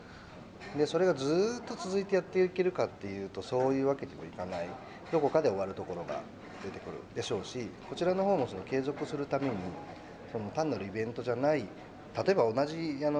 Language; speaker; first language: Japanese; native; Japanese